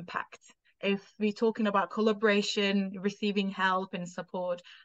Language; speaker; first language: English; non-native, fluent; Turkish